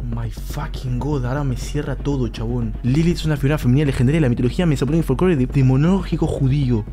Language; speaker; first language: Spanish; early bilingual, other home language; Chinese